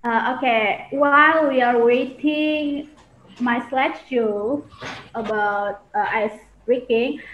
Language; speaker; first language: English; non-native, fluent; Indonesian